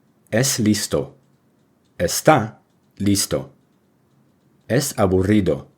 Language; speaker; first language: Spanish; non-native, fluent; English